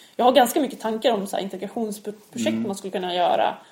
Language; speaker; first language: Swedish; native; Swedish